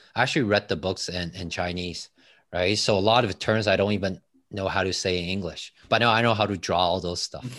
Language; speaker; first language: English; non-native, fluent; Chinese